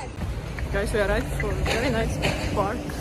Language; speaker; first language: English; non-native, fluent; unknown